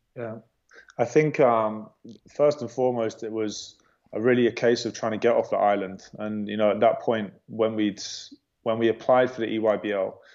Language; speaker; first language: English; native; English